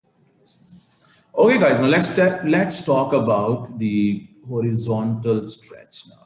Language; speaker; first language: English; non-native, local second language; Urdu